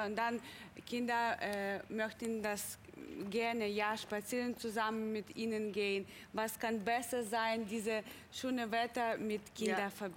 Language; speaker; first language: German; non-native, fluent; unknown